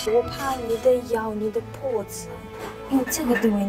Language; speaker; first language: Chinese; non-native, learner; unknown